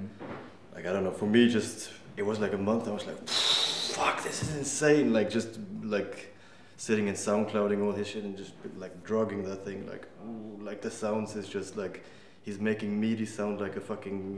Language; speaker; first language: English; non-native, fluent; Danish